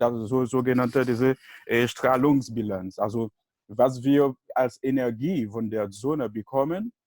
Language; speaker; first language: German; non-native, learner; Haitian Creole